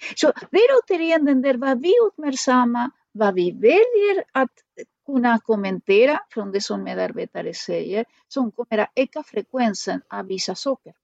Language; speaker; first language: Swedish; non-native, fluent; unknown